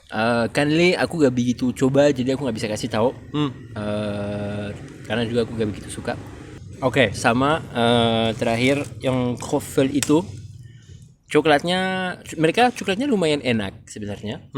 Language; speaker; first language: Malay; non-native, fluent; French